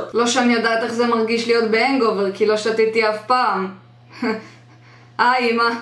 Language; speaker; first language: Hebrew; native; Hebrew